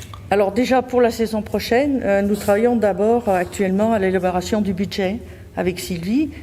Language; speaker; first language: French; native; French